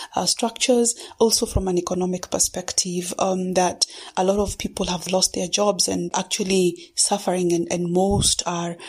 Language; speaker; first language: English; non-native, local second language; Kikuyu